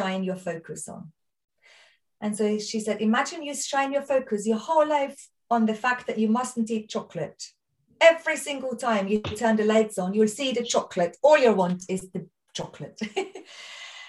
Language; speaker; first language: English; non-native, fluent; German